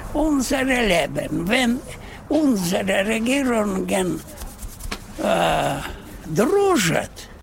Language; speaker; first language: German; non-native, learner; Russian